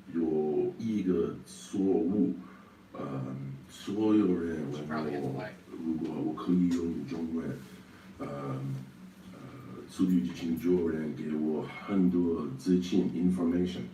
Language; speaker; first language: Chinese; non-native, learner; English